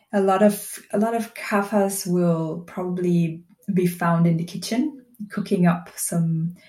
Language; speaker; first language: English; non-native, fluent; Dutch